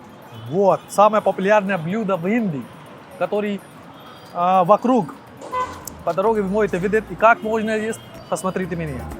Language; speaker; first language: Russian; non-native, learner; Hindi